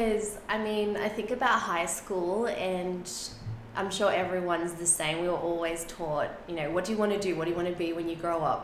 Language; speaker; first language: English; non-native, local second language; Spanish